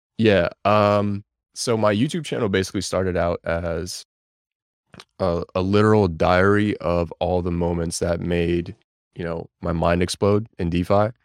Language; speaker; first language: English; early bilingual, other home language; Bulgarian